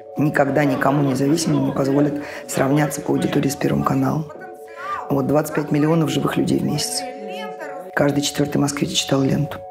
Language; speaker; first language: Russian; native; Russian